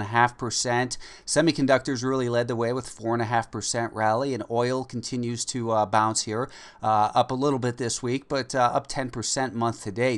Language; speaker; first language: English; native; English